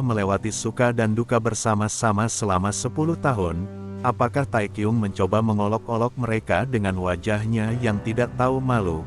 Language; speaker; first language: Indonesian; native; Indonesian